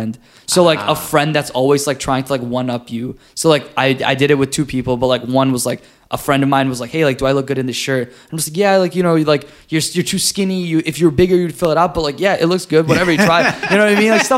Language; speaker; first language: English; native; English